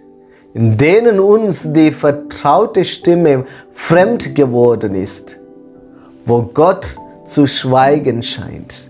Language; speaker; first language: German; non-native, fluent; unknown